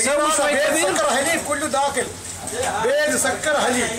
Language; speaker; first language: Arabic; non-native, learner; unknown